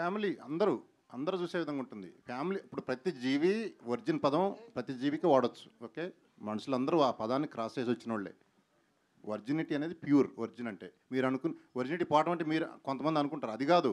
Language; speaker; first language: Telugu; native; Telugu